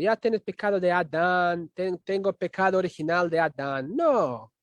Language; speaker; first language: Spanish; non-native, fluent; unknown